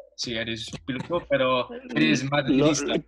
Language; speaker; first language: Spanish; non-native, learner; English